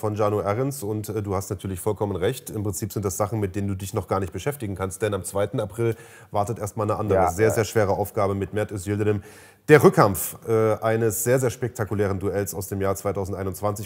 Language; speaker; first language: German; native; German